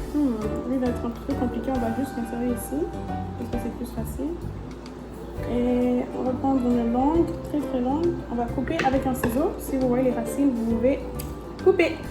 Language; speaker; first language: French; native; French